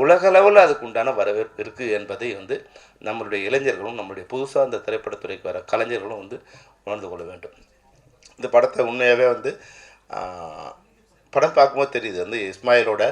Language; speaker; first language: Tamil; native; Tamil